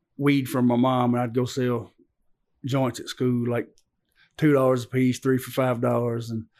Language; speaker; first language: English; native; English